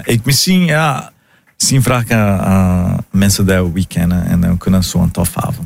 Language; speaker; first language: Dutch; non-native, fluent; Portuguese